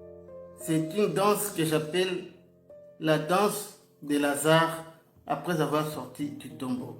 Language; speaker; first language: French; non-native, local second language; Lingala